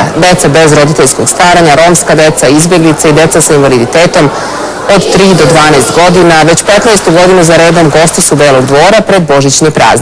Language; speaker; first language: Serbian; native; Serbian